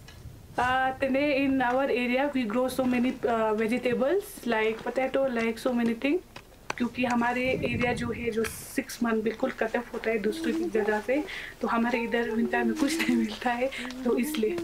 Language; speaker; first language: Hindi; non-native, local second language; Ladakhi